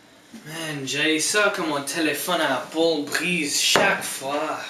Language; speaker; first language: French; non-native, learner; English